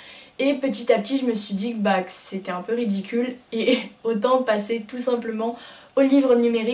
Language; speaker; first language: French; native; French